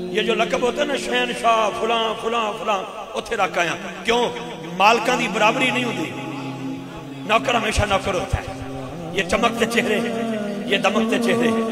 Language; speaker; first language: Urdu; non-native, local second language; Punjabi